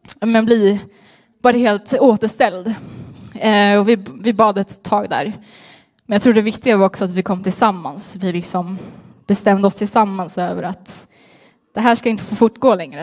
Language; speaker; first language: Swedish; native; Swedish